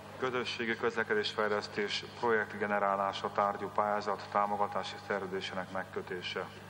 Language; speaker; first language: Hungarian; native; Hungarian